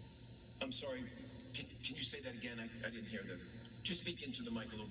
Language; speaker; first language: English; native; English